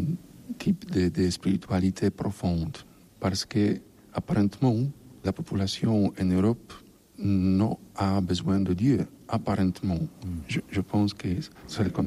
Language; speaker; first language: French; non-native, learner; Polish